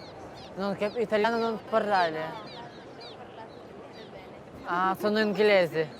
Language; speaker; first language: Italian; non-native, learner; Russian